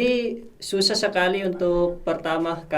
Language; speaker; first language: Indonesian; non-native, fluent; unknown